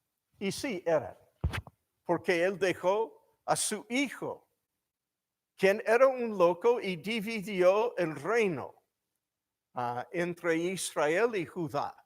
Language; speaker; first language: Spanish; non-native, fluent; English